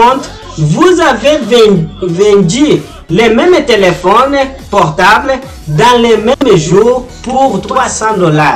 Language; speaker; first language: French; non-native, learner; Portuguese